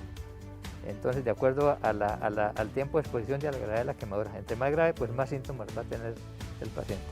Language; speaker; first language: Spanish; native; Spanish